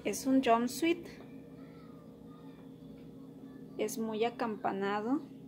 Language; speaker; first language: Spanish; early bilingual, heritage; Spanish